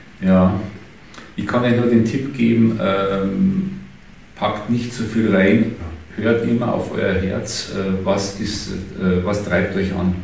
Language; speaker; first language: German; native; German